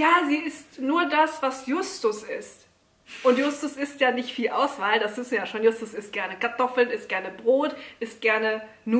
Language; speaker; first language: German; native; German